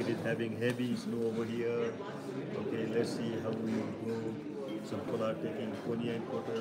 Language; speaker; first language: English; non-native, learner; Nepali